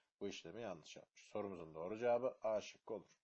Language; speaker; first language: Turkish; native; Turkish